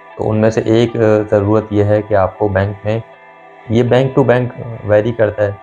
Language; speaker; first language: Urdu; non-native, local second language; Punjabi